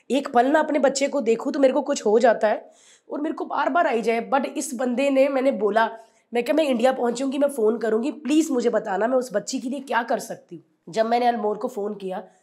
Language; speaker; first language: Hindi; non-native, local second language; Punjabi